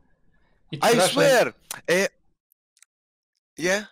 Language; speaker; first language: English; non-native, learner; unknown